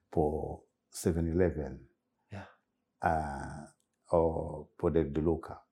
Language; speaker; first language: Norwegian; non-native, fluent; Swahili